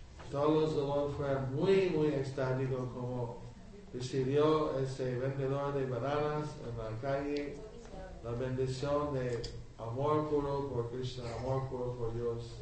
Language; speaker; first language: Spanish; non-native, learner; English